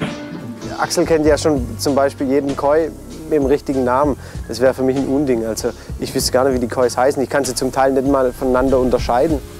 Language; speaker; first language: German; native; German